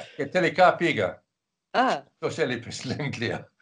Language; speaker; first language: Greek; non-native, fluent; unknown